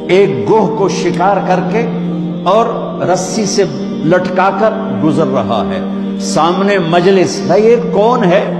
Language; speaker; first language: Urdu; non-native, local second language; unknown